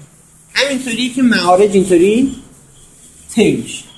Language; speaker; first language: Persian; native; Persian